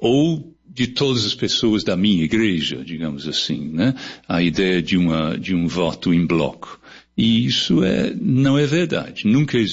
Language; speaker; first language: Portuguese; non-native, fluent; English